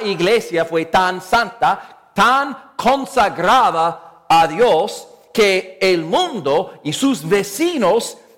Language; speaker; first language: Spanish; non-native, fluent; English